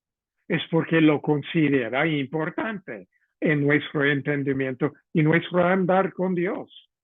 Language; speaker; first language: Spanish; non-native, fluent; English